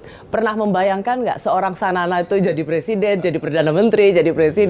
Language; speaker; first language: Indonesian; native; Indonesian